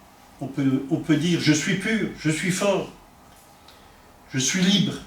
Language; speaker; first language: French; native; French